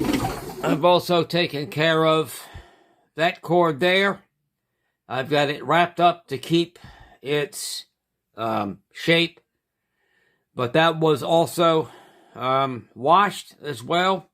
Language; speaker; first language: English; native; English